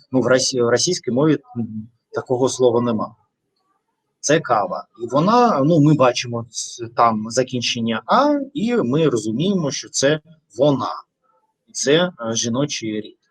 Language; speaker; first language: Ukrainian; non-native, fluent; Russian